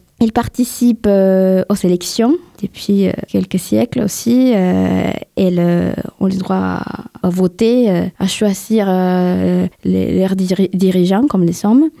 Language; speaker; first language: French; non-native, fluent; Spanish